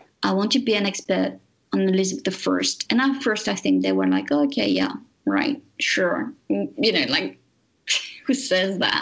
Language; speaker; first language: English; non-native, fluent; French